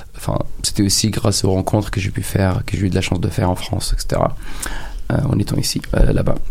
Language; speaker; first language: French; non-native, fluent; Arabic